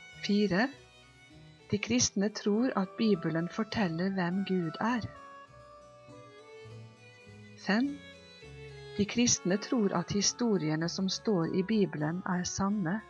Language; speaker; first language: Norwegian; non-native, fluent; Polish